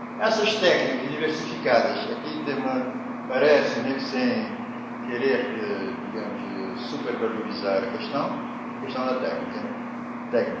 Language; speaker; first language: Portuguese; non-native, local second language; Kabuverdianu